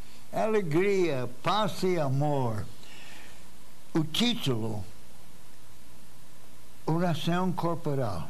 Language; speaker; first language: Portuguese; non-native, fluent; English